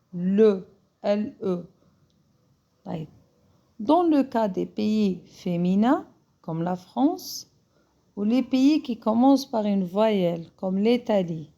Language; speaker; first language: French; non-native, fluent; Arabic